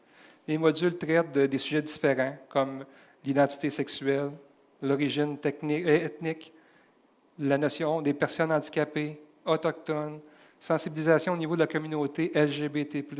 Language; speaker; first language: French; native; French